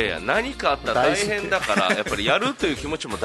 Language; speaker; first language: Japanese; native; Japanese